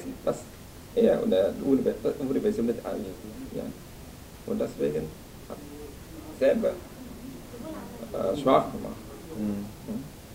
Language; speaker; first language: German; non-native, fluent; Vietnamese